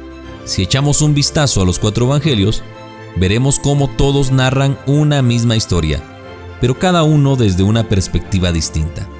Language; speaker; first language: Spanish; native; Spanish